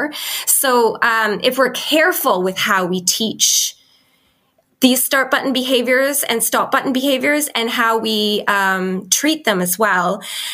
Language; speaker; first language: English; native; English